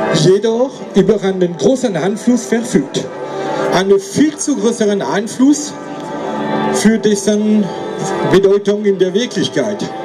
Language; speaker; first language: German; non-native, fluent; French